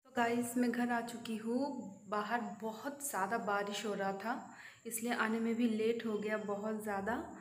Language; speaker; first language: Hindi; non-native, local second language; Bangla